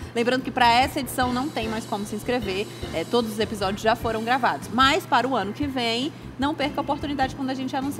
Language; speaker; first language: Portuguese; native; Portuguese